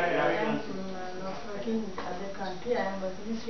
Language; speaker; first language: English; non-native, learner; Sinhala